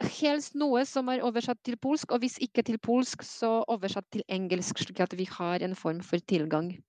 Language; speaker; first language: Norwegian; non-native, fluent; Polish